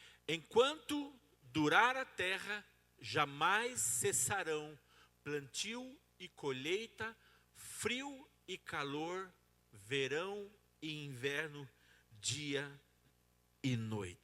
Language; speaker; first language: Portuguese; native; Portuguese